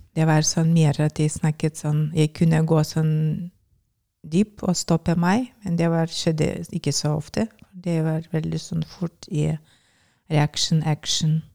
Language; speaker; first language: Norwegian; non-native, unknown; Lithuanian